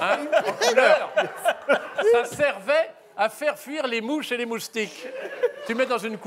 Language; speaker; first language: French; native; French